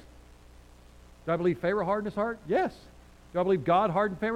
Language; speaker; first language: English; native; English